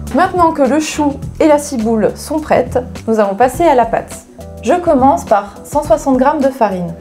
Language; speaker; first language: French; native; French